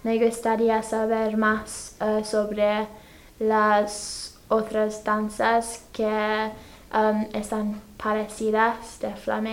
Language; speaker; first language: Spanish; non-native, fluent; English